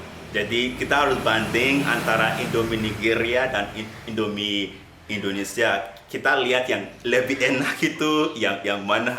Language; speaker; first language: Indonesian; non-native, fluent; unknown